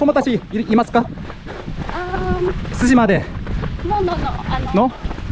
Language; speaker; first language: Japanese; non-native, learner; Korean